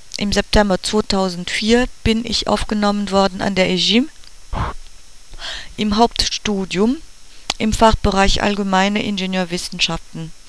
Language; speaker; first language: German; non-native, learner; French